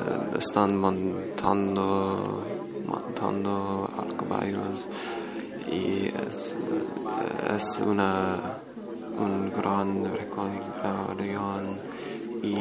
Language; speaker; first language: Spanish; non-native, learner; English